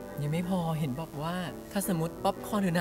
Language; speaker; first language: Thai; native; Thai